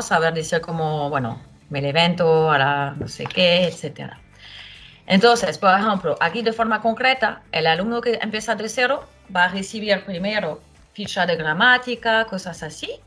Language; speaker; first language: Spanish; non-native, fluent; French